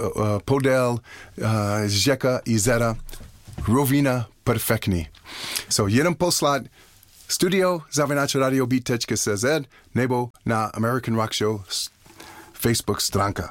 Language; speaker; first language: Czech; non-native, learner; English